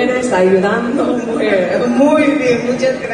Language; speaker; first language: Spanish; non-native, fluent; English